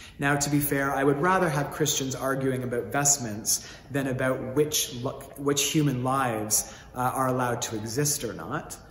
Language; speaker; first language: English; native; English